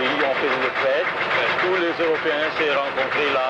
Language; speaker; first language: French; non-native, local second language; Bangla